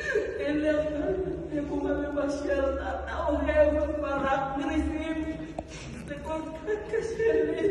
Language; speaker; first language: Hebrew; non-native, learner; Filipino